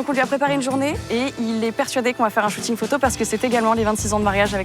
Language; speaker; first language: French; native; French